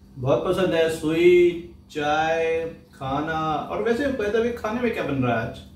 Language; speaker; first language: Hindi; native; Hindi